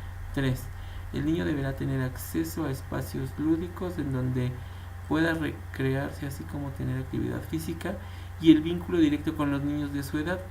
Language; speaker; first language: Spanish; native; Spanish